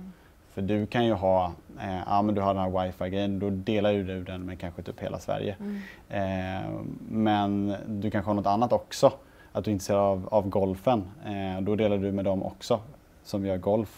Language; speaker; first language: Swedish; native; Swedish